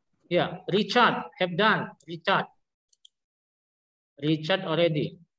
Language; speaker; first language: English; non-native, learner; Indonesian